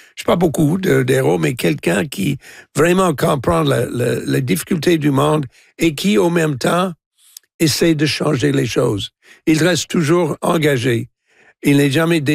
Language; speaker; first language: French; non-native, local second language; English